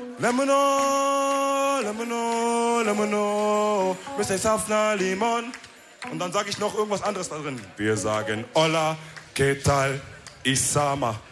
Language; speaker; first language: German; early bilingual, other home language; Wolof